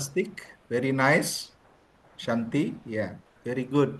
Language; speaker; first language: English; non-native, learner; Indonesian